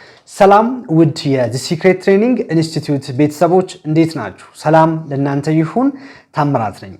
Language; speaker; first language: Amharic; native; Amharic